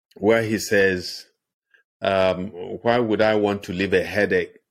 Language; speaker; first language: English; non-native, local second language; Igbo